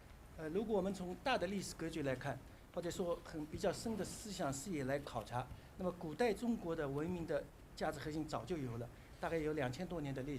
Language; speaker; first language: Chinese; native; Chinese